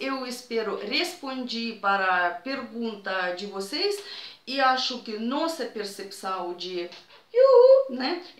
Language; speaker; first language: Portuguese; non-native, fluent; Russian